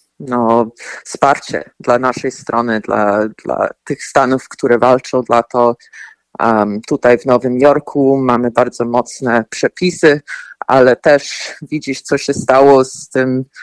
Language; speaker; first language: Polish; early bilingual, heritage; Polish